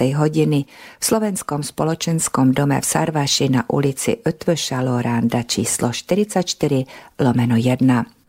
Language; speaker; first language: Slovak; non-native, local second language; Hungarian